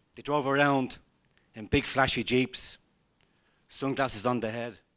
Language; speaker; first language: English; native; English